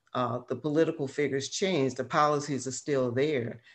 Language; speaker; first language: English; native; English